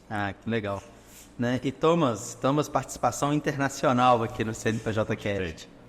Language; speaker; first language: Portuguese; native; Portuguese